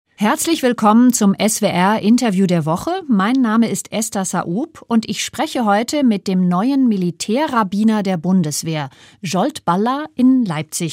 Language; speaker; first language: German; native; German